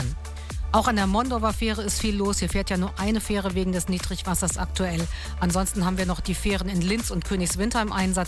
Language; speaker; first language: German; native; German